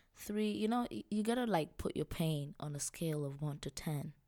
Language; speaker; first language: English; non-native, local second language; Swahili